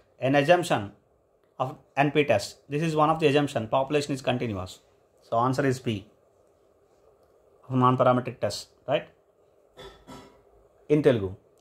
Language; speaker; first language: English; non-native, local second language; Telugu